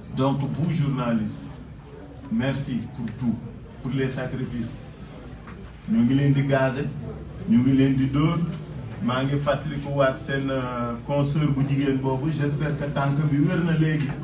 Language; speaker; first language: Wolof; native; Wolof